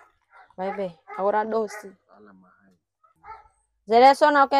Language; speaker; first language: Portuguese; non-native, learner; Vietnamese